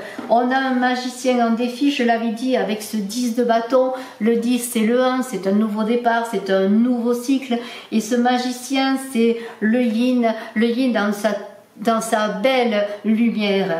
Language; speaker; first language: French; native; French